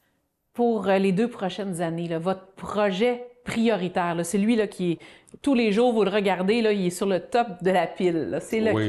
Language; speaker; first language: French; native; French